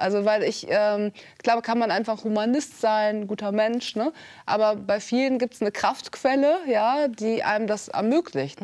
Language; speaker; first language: German; native; German